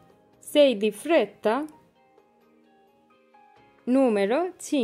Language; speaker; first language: Italian; non-native, learner; Bangla